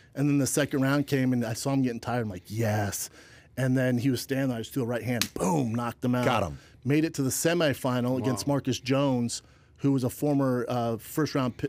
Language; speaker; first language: English; native; English